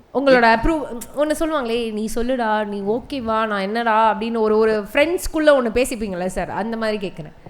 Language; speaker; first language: Tamil; native; Tamil